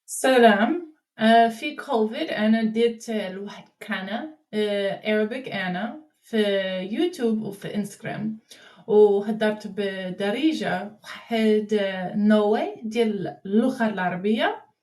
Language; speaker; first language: Arabic; non-native, learner; English